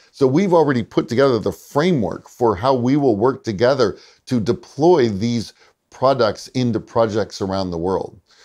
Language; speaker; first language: English; native; English